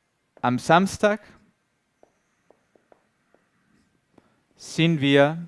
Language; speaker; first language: German; non-native, fluent; Spanish